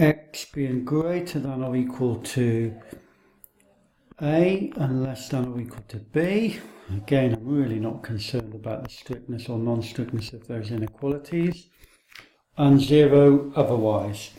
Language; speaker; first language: English; native; English